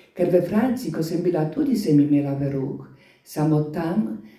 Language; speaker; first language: Slovenian; non-native, fluent; Polish